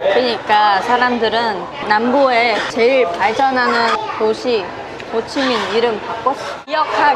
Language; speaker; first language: Korean; non-native, learner; Vietnamese